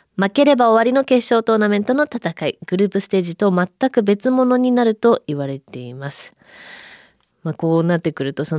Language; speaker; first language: Japanese; native; Japanese